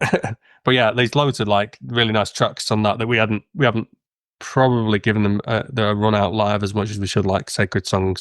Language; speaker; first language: English; native; English